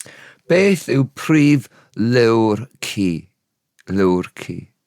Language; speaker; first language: Welsh; non-native, learner; English